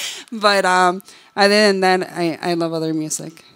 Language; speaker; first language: English; early bilingual, other home language; Spanish